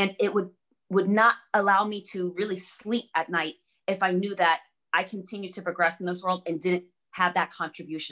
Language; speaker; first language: English; early bilingual, other home language; German